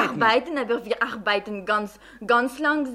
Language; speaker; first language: German; non-native, fluent; French